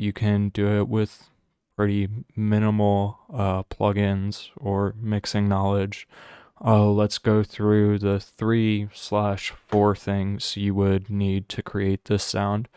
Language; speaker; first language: English; native; English